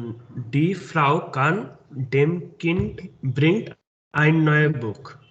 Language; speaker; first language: German; non-native, learner; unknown